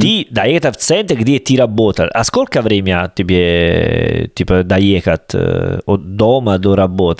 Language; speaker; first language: Russian; non-native, learner; Italian